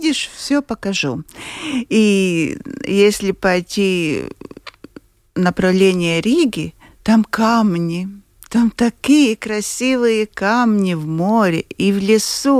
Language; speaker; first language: Russian; non-native, local second language; Latvian